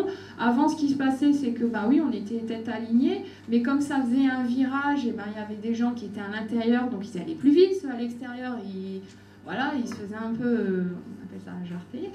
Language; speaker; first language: French; native; French